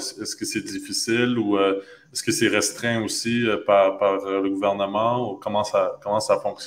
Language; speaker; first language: French; native; French